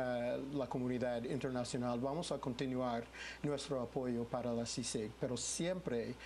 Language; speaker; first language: Spanish; non-native, fluent; English